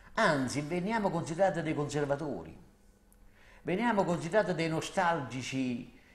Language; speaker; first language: Italian; native; Italian